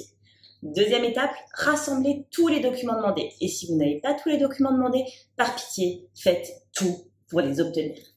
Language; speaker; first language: French; native; French